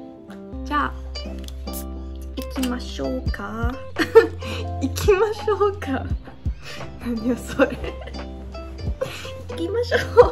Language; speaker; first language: Japanese; non-native, learner; English